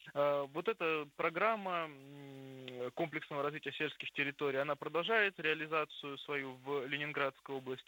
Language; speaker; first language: Russian; native; Russian